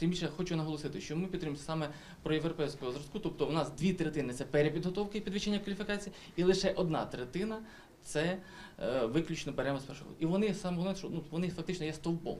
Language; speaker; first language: Ukrainian; native; Ukrainian